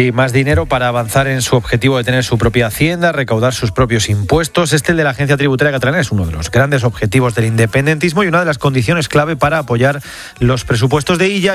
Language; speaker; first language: Spanish; native; Spanish